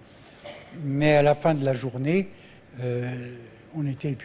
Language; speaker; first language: French; native; French